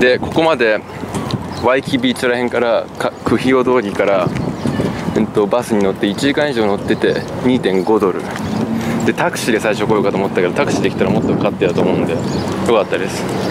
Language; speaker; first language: Japanese; native; Japanese